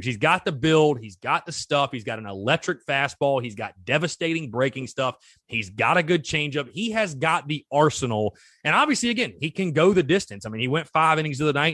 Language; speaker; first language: English; native; English